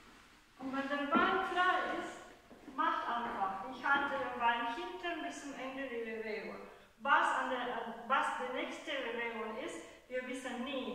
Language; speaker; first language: German; non-native, fluent; Spanish